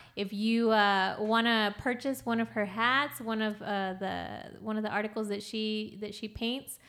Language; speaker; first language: English; early bilingual, other home language; Spanish